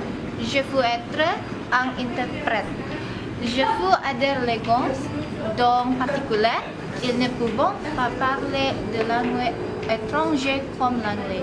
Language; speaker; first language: French; non-native, learner; Indonesian